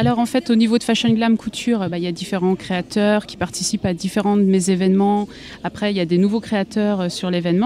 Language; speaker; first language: French; native; French